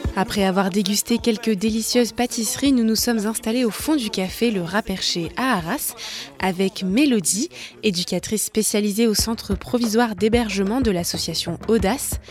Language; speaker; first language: French; native; French